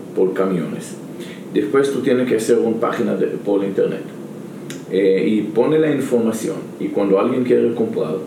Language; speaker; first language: Spanish; non-native, learner; Hebrew